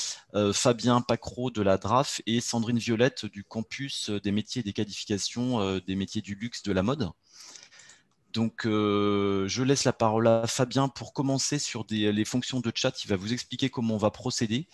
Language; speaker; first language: French; native; French